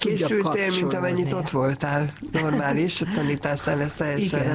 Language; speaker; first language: Hungarian; native; Hungarian